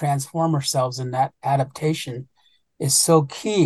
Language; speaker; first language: English; early bilingual, other home language; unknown